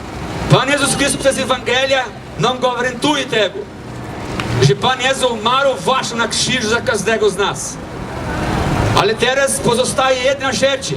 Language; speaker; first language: Polish; non-native, fluent; Portuguese